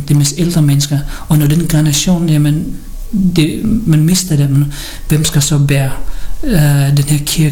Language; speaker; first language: Danish; non-native, learner; Filipino